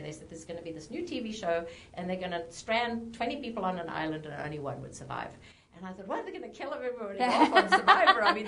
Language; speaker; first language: English; native; English